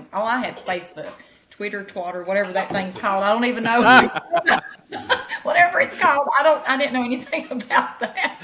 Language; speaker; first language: English; native; English